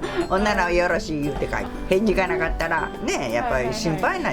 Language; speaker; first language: Japanese; native; Japanese